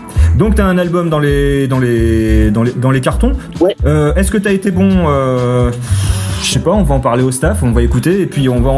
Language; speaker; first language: French; native; French